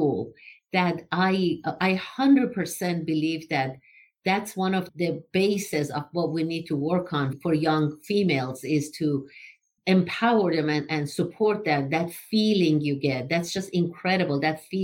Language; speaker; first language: English; non-native, fluent; Persian